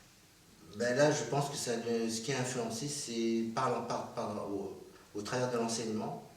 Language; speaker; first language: French; early bilingual, other home language; Korean